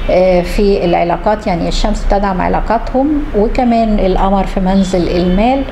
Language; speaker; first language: Arabic; native; Arabic